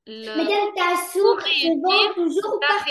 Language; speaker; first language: French; non-native, learner; Arabic